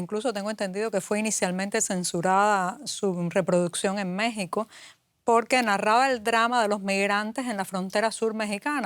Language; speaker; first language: Spanish; native; Spanish